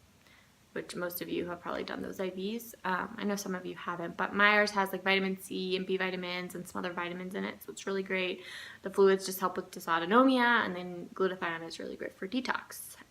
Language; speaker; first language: English; native; English